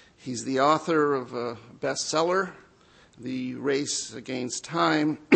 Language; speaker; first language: English; native; English